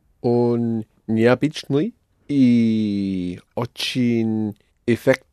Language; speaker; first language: Russian; non-native, learner; English